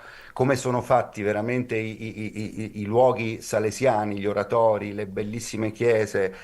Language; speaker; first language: Italian; native; Italian